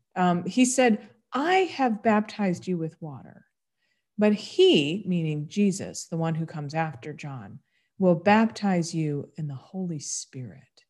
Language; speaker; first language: English; native; English